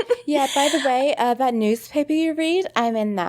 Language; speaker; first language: English; native; English